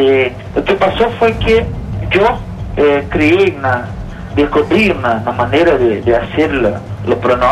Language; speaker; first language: Spanish; non-native, learner; Portuguese